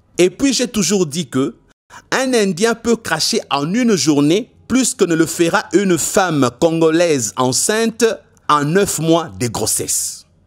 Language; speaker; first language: French; non-native, local second language; Lingala